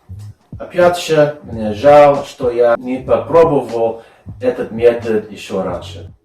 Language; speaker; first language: Russian; non-native, fluent; English